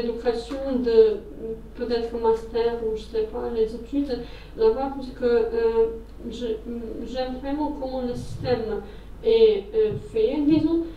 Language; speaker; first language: French; non-native, fluent; Serbian